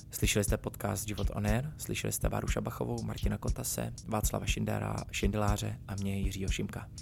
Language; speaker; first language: Czech; native; Czech